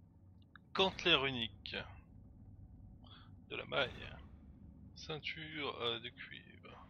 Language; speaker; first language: French; native; French